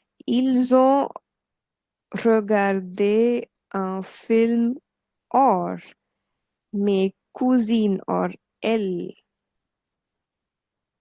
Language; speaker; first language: French; non-native, fluent; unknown